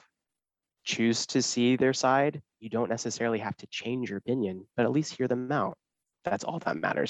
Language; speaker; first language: English; native; English